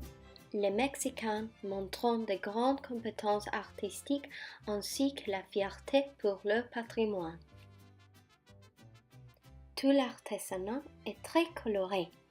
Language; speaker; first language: French; non-native, learner; Spanish